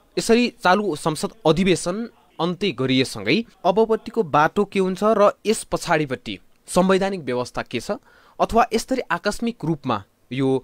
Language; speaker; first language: Nepali; native; Nepali